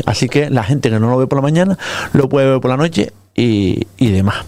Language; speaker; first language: Spanish; native; Spanish